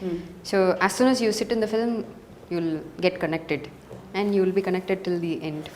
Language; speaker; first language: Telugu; non-native, learner; Tamil